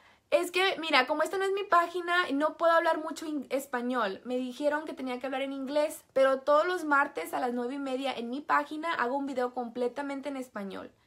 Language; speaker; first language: Spanish; native; Spanish